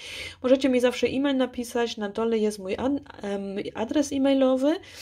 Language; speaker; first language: Polish; early bilingual, heritage; Polish